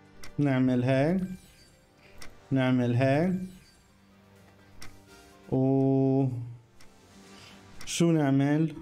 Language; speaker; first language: Arabic; native; Arabic